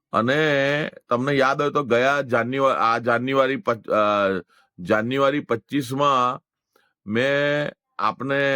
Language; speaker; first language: Gujarati; non-native, local second language; Hindi